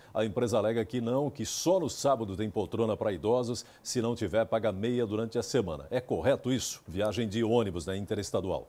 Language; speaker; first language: Portuguese; native; Portuguese